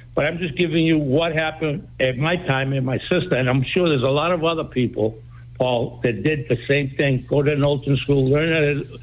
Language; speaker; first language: English; non-native, fluent; Greek